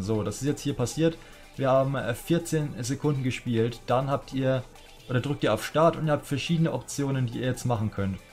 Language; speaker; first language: German; native; German